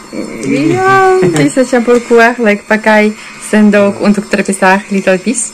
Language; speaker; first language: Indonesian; non-native, learner; Russian